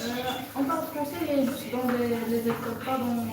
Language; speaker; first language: French; non-native, local second language; Arabic